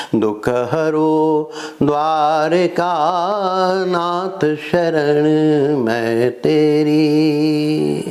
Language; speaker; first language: Hindi; native; Hindi